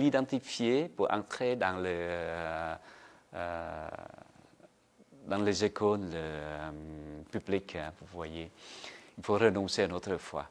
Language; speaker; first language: French; non-native, fluent; Vietnamese